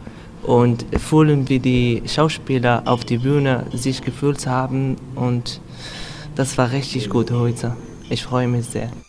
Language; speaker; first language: German; non-native, learner; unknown